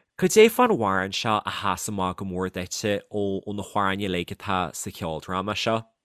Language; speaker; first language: Irish; native; Irish